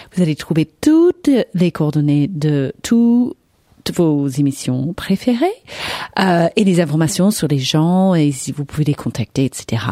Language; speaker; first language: French; non-native, fluent; English